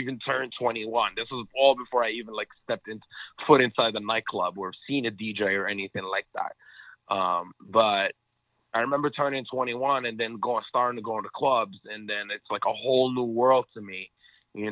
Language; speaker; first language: English; non-native, fluent; Arabic